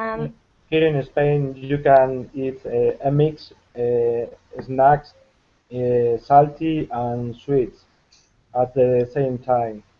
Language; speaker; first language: English; non-native, learner; Spanish